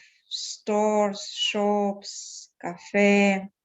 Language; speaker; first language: English; non-native, learner; Russian